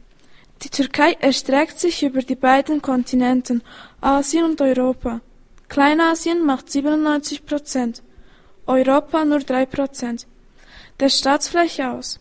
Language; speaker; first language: German; early bilingual, other home language; Turkish